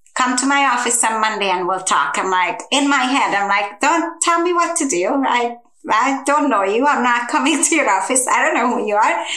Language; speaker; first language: English; non-native, fluent; Hungarian